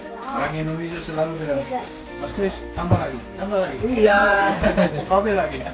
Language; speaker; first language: Indonesian; non-native, learner; Danish